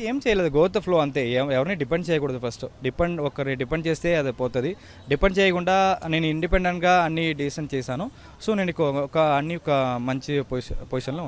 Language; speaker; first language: Telugu; early bilingual, heritage; Tamil